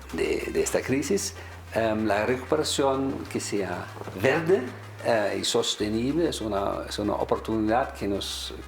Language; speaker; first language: Spanish; non-native, fluent; German